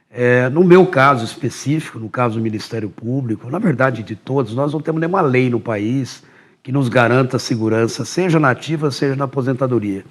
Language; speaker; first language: Portuguese; native; Portuguese